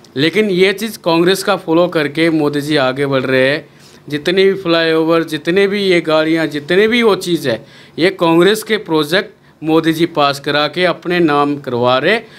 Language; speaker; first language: Hindi; native; Hindi